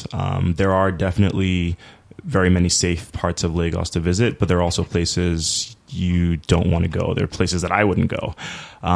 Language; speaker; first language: English; native; English